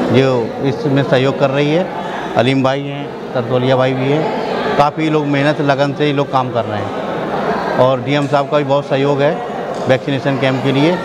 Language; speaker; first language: Hindi; native; Hindi